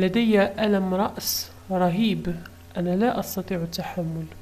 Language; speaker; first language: Arabic; native; Arabic